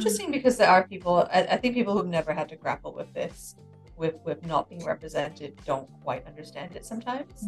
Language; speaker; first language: English; native; English